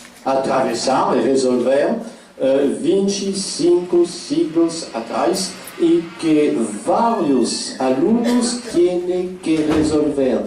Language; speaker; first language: Portuguese; non-native, fluent; French